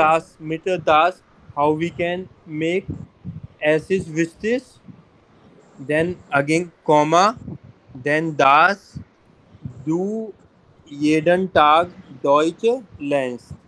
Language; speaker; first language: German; non-native, fluent; Hindi